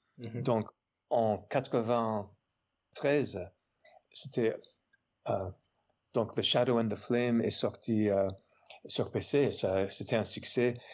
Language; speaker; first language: French; non-native, fluent; English